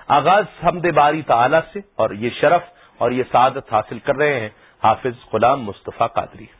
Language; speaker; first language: Urdu; native; Urdu